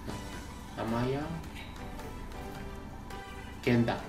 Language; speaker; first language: Portuguese; non-native, learner; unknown